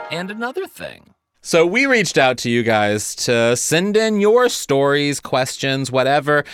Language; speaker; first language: English; native; English